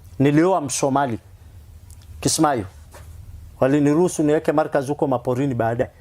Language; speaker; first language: Swahili; non-native, fluent; Somali